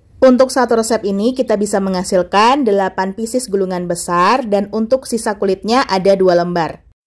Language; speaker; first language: Indonesian; native; Indonesian